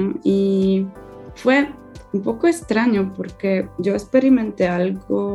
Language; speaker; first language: Spanish; non-native, fluent; Polish